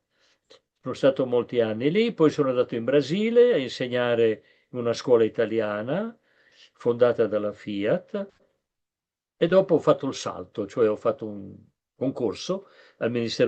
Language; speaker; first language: Italian; native; Italian